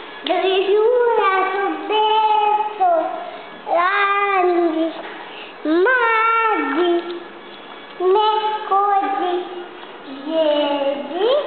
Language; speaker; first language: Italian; early bilingual, heritage; Italian